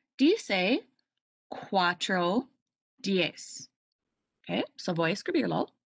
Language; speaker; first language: Spanish; non-native, learner; English